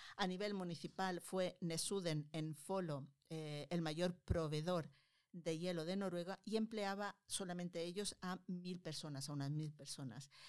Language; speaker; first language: Spanish; native; Spanish